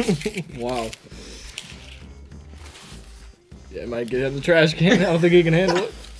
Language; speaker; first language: English; native; English